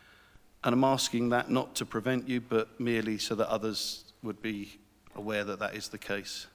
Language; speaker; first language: English; native; English